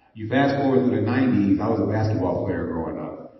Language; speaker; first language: English; native; English